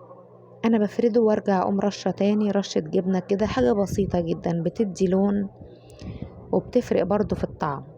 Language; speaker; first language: Arabic; native; Arabic